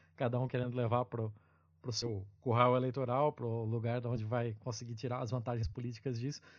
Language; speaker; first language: Portuguese; native; Portuguese